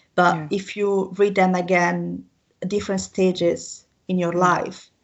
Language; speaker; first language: English; non-native, fluent; Italian